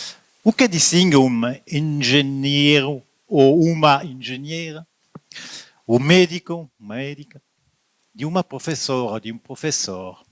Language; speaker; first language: Portuguese; non-native, learner; French